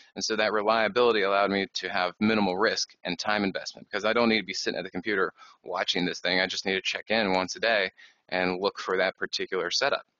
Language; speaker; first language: English; native; English